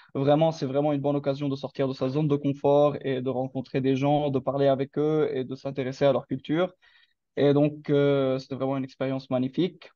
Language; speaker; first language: French; non-native, local second language; Arabic